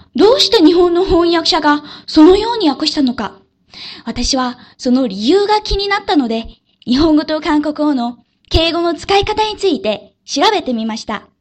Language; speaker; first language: Japanese; non-native, fluent; Korean